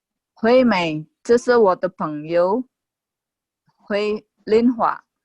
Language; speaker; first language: Chinese; non-native, learner; Indonesian